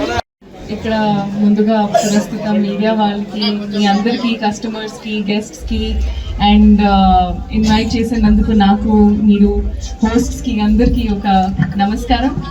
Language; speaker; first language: Telugu; non-native, fluent; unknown